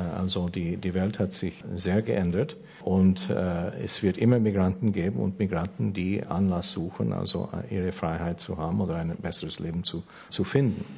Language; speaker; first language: German; early bilingual, heritage; German